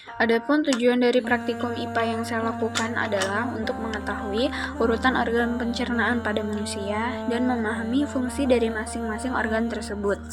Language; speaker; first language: Indonesian; native; Indonesian